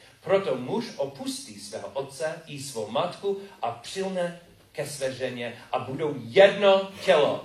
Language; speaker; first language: Czech; non-native, learner; English